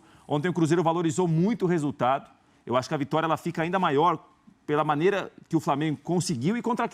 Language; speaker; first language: Portuguese; native; Portuguese